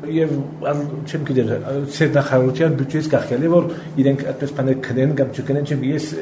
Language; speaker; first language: Armenian; early bilingual, heritage; Armenian